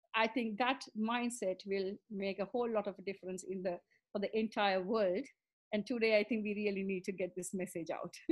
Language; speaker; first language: English; non-native, local second language; Tamil